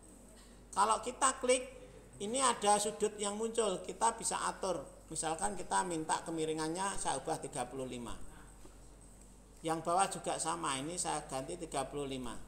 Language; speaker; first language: Indonesian; native; Indonesian